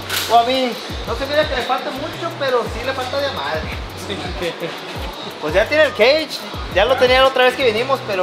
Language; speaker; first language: Spanish; early bilingual, heritage; Spanish